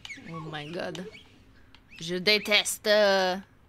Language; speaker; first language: French; non-native, learner; English